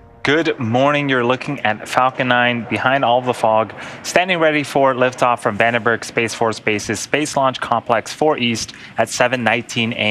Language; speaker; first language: English; native; English